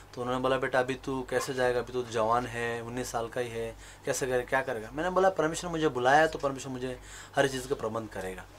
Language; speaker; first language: Hindi; non-native, local second language; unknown